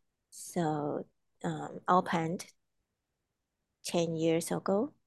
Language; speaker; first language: English; non-native, learner; Chinese